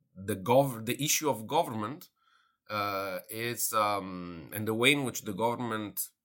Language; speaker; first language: English; non-native, fluent; Italian